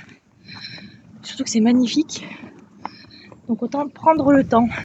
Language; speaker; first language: French; native; French